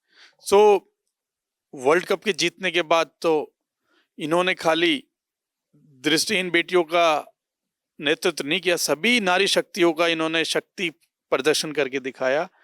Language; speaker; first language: Hindi; native; Hindi